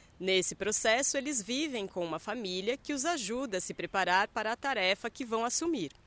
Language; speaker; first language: Portuguese; native; Portuguese